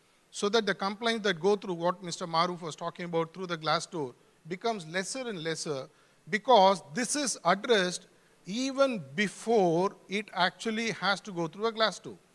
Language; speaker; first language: English; non-native, local second language; Tamil